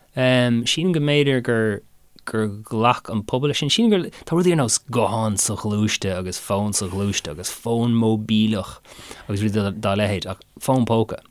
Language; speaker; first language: Irish; non-native, local second language; English